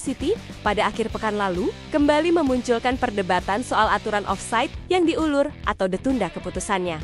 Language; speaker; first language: Indonesian; native; Indonesian